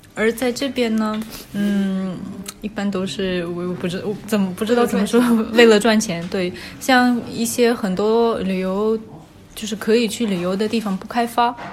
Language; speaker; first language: Chinese; non-native, fluent; Russian